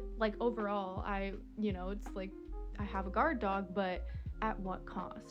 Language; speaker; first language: English; native; English